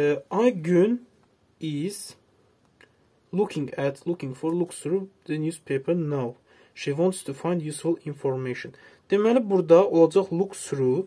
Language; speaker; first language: English; non-native, fluent; Azerbaijani